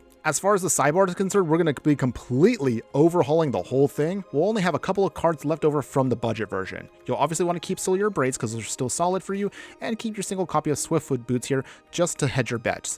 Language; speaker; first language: English; native; English